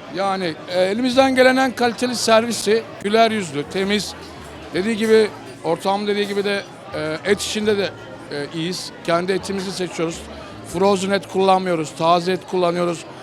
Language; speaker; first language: Turkish; native; Turkish